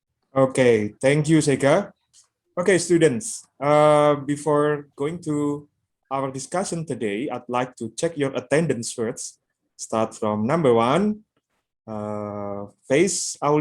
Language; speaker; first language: English; non-native, local second language; Indonesian